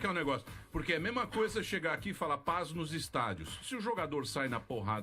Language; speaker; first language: Portuguese; native; Portuguese